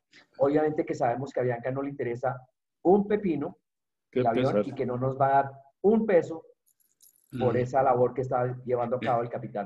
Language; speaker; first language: Spanish; native; Spanish